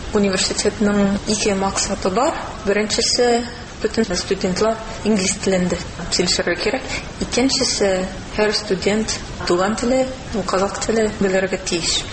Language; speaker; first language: Tatar; non-native, fluent; English